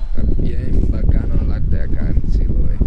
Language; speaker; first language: Spanish; non-native, learner; English